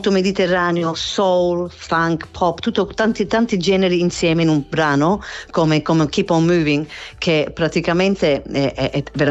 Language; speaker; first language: Italian; non-native, fluent; English